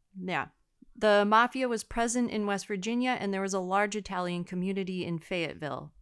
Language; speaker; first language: English; native; English